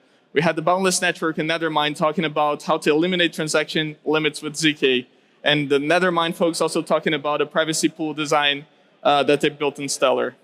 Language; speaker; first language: English; non-native, local second language; Portuguese